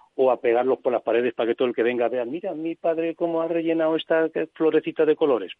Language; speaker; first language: Spanish; native; Spanish